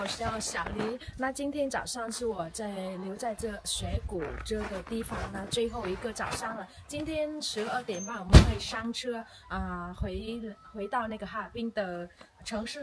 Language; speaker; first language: Chinese; non-native, fluent; Vietnamese